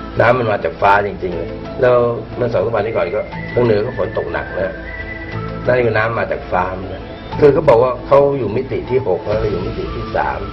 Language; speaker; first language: Thai; native; Thai